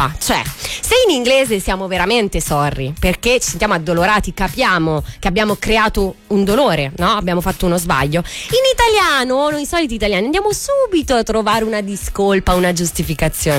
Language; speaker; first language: Italian; native; Italian